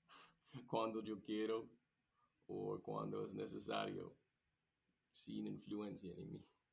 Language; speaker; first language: Spanish; non-native, learner; English